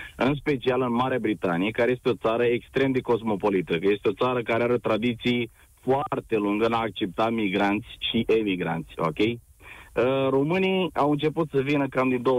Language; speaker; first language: Romanian; native; Romanian